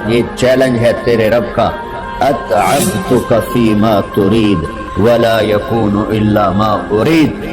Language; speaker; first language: Urdu; non-native, local second language; Punjabi